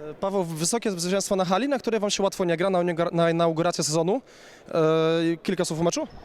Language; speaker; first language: Polish; native; Polish